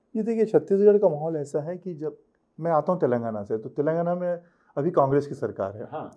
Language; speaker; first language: Hindi; non-native, local second language; Telugu